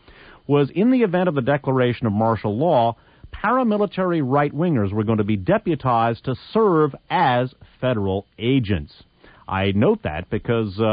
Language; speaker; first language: English; native; English